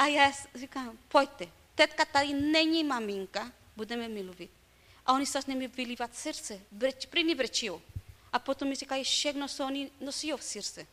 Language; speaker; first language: Czech; non-native, learner; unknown